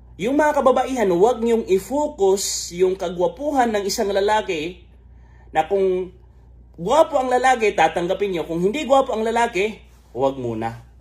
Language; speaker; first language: Filipino; non-native, local second language; Maranao